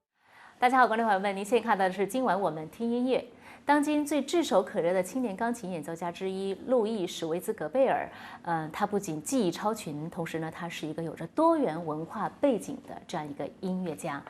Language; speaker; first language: Chinese; native; Chinese